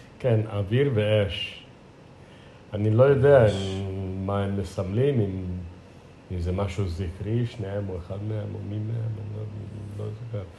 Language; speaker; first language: Hebrew; non-native, fluent; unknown